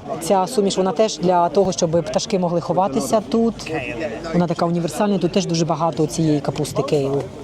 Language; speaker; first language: Ukrainian; native; Ukrainian